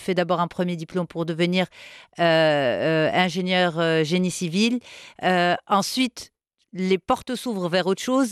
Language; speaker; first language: French; non-native, local second language; Arabic